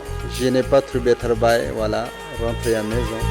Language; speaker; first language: French; non-native, learner; Sherpa